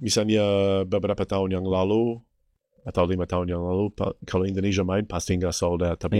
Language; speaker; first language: Indonesian; non-native, fluent; English